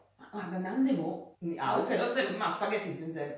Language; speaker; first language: Japanese; non-native, learner; Italian